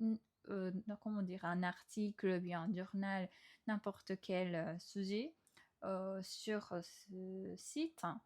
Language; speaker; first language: French; non-native, fluent; Japanese